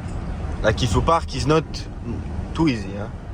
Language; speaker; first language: English; non-native, learner; French